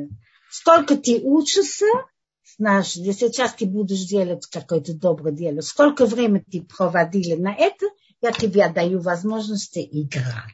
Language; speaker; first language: Russian; non-native, fluent; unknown